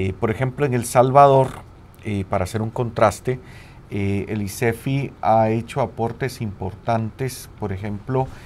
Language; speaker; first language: Spanish; native; Spanish